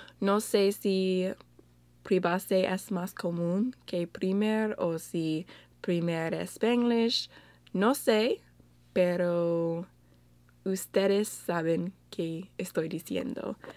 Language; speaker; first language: Spanish; non-native, learner; English